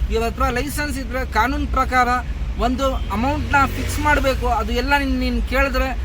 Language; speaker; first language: Kannada; non-native, learner; Urdu